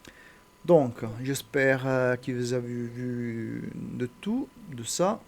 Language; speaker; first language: French; non-native, learner; Italian